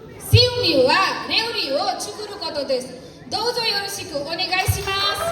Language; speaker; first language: Japanese; non-native, learner; Nepali